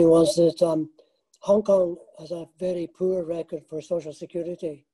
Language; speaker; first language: English; native; English